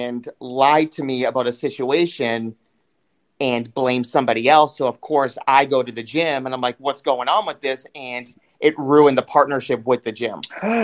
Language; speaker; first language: English; native; English